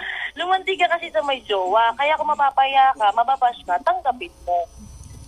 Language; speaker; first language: Filipino; native; Filipino